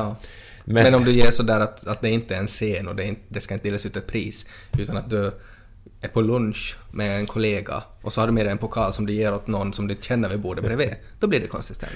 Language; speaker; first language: Swedish; native; Swedish